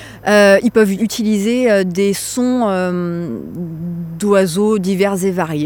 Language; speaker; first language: French; native; French